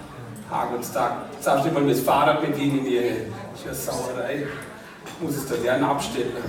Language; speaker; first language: German; native; German